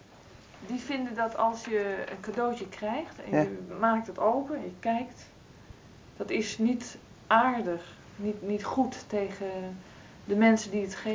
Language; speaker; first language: Dutch; native; Dutch